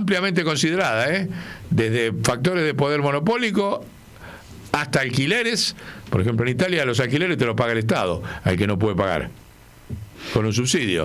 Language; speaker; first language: Spanish; native; Spanish